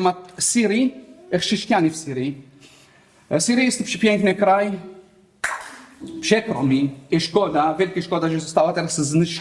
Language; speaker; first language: Polish; non-native, learner; Arabic